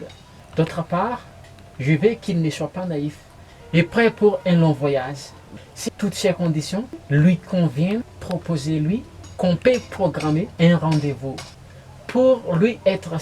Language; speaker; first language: French; non-native, local second language; Malagasy